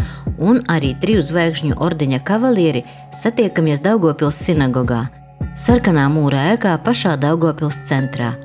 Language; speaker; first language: Latvian; native; Latvian